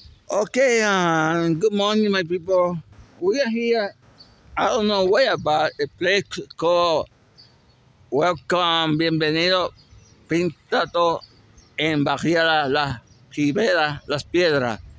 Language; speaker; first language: English; non-native, fluent; Spanish